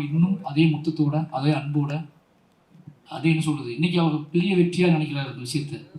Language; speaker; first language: Tamil; native; Tamil